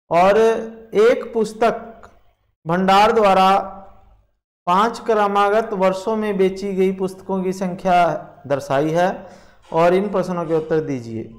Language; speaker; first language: Hindi; native; Hindi